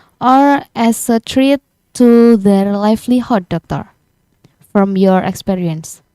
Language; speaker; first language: English; non-native, learner; Indonesian